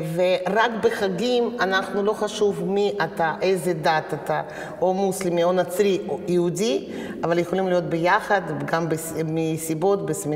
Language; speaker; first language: Hebrew; non-native, fluent; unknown